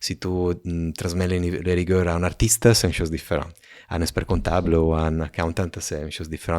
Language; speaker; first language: French; non-native, fluent; Italian